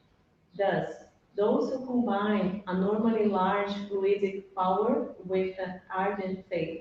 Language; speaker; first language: English; non-native, fluent; Portuguese